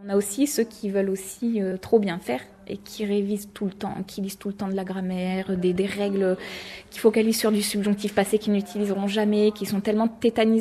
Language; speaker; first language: French; native; French